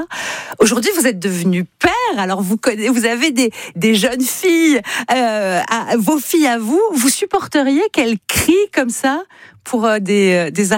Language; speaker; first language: French; native; French